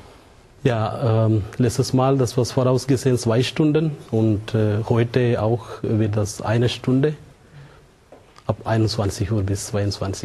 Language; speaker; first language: German; non-native, fluent; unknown